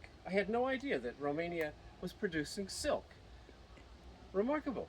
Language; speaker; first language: English; native; English